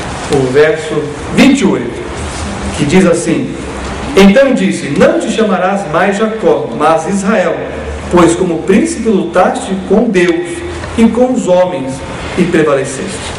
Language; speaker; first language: Portuguese; native; Portuguese